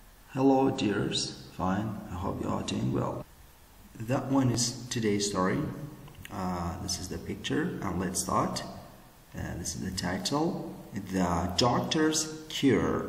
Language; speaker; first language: English; non-native, fluent; Central Kurdish